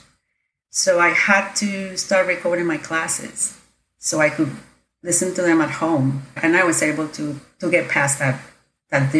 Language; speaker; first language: English; non-native, fluent; Spanish